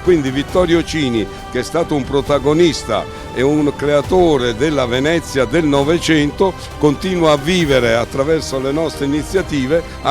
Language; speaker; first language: Italian; native; Italian